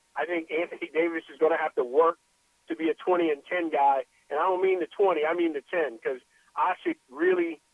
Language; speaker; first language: English; native; English